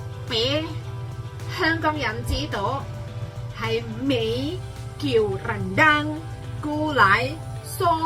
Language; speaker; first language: Cantonese; non-native, fluent; Indonesian